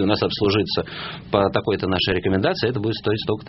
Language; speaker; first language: Russian; native; Russian